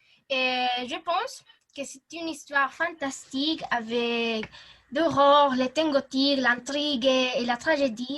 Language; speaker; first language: French; non-native, learner; Spanish